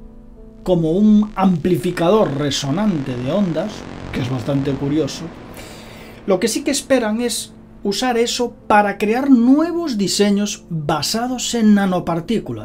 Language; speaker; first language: Spanish; native; Spanish